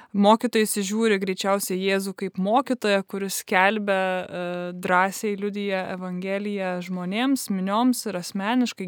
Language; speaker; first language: Lithuanian; native; Lithuanian